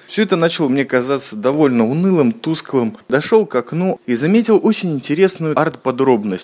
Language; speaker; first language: Russian; native; Russian